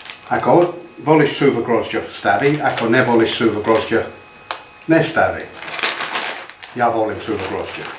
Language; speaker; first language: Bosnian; non-native, learner; English